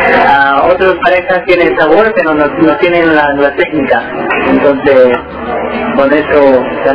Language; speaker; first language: Spanish; early bilingual, heritage; Spanish